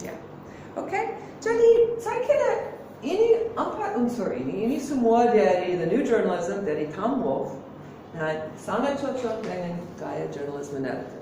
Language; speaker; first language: Indonesian; non-native, fluent; English